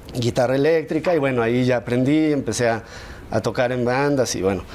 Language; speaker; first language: Spanish; native; Spanish